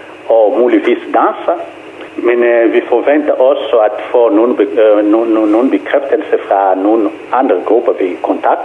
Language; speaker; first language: Danish; non-native, fluent; Kongo